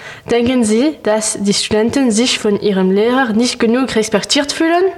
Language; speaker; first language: German; non-native, learner; French